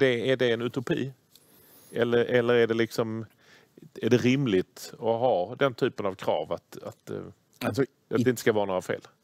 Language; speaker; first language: Swedish; native; Swedish